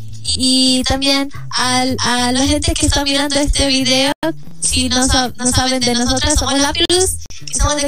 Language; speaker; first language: Spanish; non-native, learner; Korean